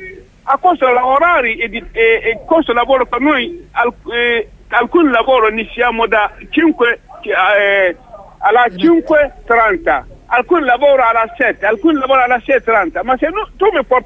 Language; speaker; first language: Italian; non-native, local second language; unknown